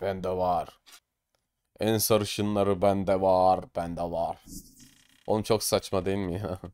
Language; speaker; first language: Turkish; native; Turkish